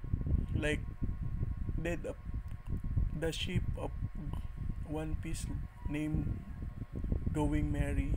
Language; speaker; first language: English; non-native, learner; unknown